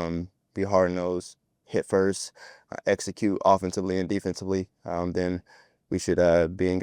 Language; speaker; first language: English; native; English